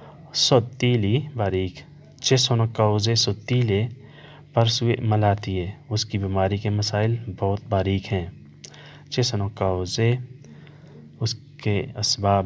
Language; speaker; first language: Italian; non-native, learner; Urdu